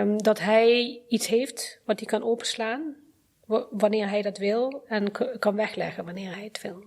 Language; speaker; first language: Dutch; early bilingual, other home language; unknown